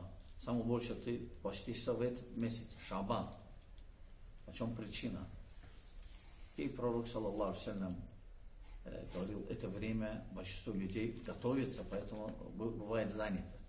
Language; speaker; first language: Russian; non-native, learner; Azerbaijani